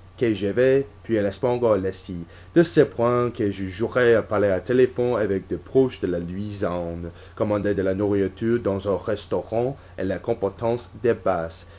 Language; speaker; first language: French; non-native, learner; English